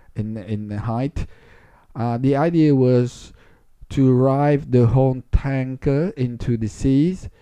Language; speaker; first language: English; non-native, fluent; Vietnamese